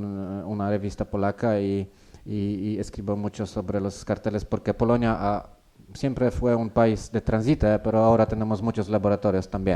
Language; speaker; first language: Spanish; non-native, learner; Polish